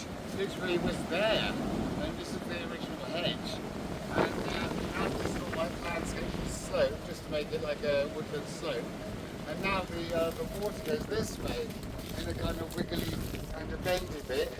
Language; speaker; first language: English; native; English